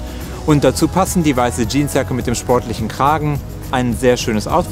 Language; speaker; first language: German; native; German